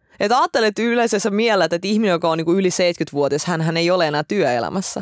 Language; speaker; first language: Finnish; early bilingual, other home language; Russian